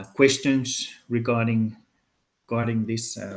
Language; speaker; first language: English; non-native, fluent; Finnish